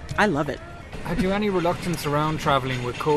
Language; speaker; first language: English; native; English